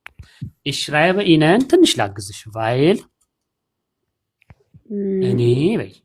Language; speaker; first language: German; non-native, fluent; Amharic